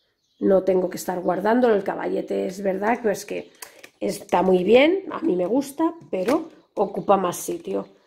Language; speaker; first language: Spanish; native; Spanish